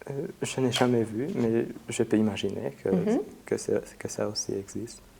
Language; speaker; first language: French; non-native, fluent; Hungarian